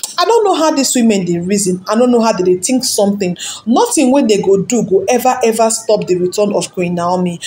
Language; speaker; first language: Nigerian Pidgin; non-native, local second language; Yoruba